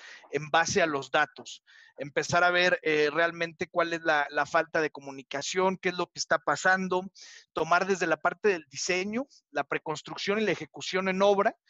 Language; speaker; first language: Spanish; native; Spanish